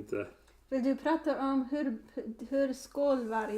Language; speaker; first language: Swedish; non-native, learner; English